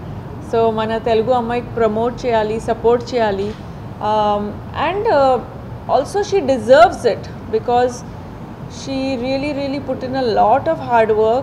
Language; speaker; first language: Telugu; non-native, fluent; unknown